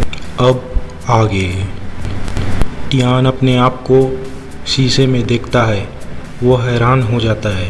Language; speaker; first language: Hindi; native; Hindi